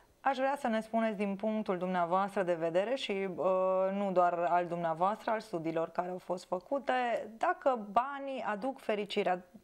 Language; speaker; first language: Romanian; native; Romanian